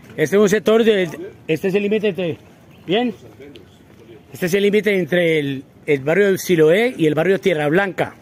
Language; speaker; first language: Spanish; native; Spanish